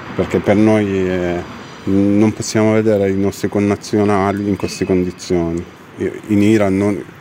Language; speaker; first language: Italian; non-native, fluent; Persian